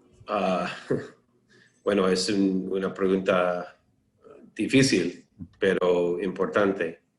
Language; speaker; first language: Spanish; non-native, learner; English